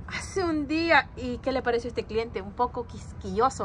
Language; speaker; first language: Spanish; native; Spanish